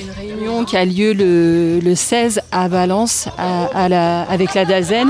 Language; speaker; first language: French; native; French